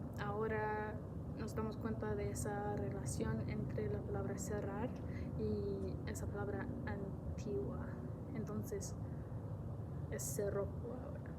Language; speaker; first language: Spanish; non-native, fluent; English